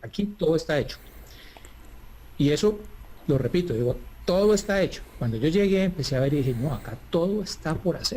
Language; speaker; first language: Spanish; native; Spanish